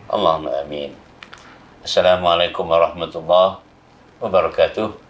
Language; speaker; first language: Malay; non-native, fluent; Thai